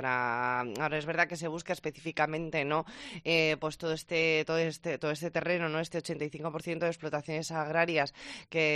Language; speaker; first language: Spanish; native; Spanish